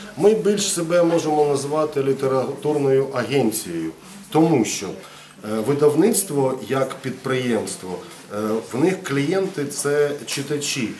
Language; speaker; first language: Ukrainian; non-native, local second language; Russian